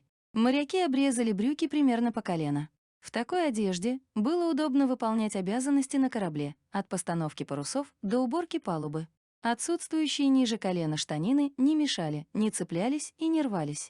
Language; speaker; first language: Russian; native; Russian